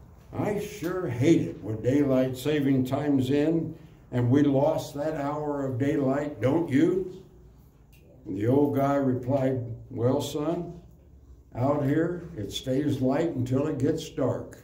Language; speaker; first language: English; native; English